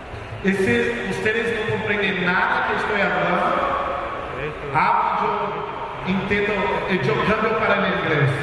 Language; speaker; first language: Spanish; non-native, fluent; Portuguese